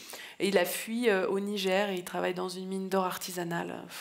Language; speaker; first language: French; native; French